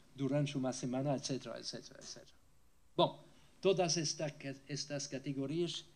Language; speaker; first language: Portuguese; non-native, fluent; French